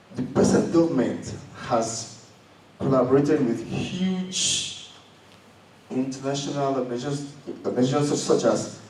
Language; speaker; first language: English; non-native, local second language; Yoruba